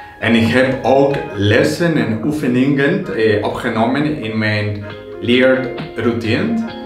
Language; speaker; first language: Dutch; non-native, learner; Spanish